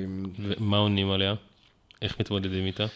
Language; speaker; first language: Hebrew; native; Hebrew